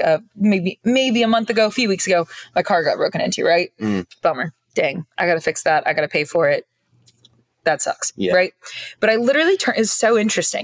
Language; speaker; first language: English; native; English